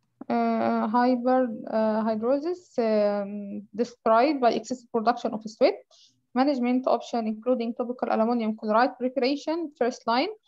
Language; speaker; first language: English; non-native, fluent; Arabic